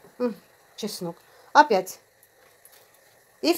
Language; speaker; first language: Russian; non-native, fluent; Armenian